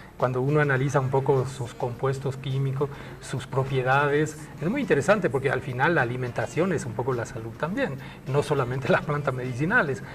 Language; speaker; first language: Spanish; early bilingual, other home language; French